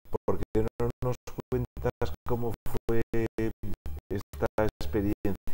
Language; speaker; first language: Spanish; native; Spanish